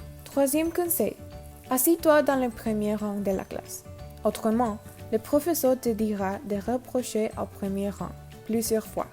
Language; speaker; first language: French; non-native, learner; Spanish